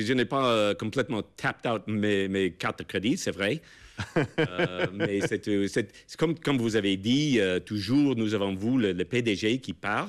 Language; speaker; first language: French; non-native, fluent; English